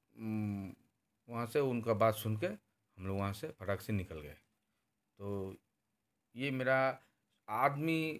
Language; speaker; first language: Hindi; non-native, local second language; Bangla